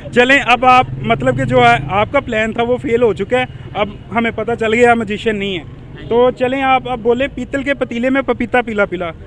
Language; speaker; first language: Urdu; non-native, local second language; Punjabi